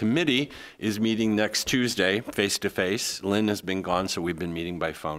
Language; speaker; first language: English; native; English